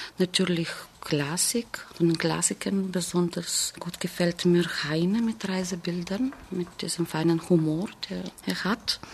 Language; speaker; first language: German; non-native, fluent; Bulgarian